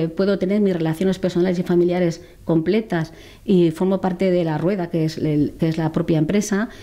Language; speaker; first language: Spanish; native; Spanish